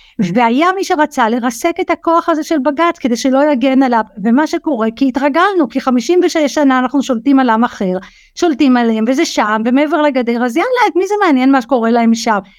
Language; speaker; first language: Hebrew; early bilingual, other home language; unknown